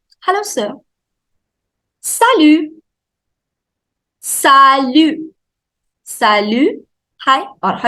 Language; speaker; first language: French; non-native, fluent; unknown